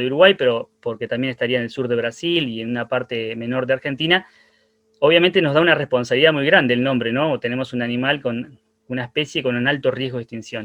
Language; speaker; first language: Spanish; native; Spanish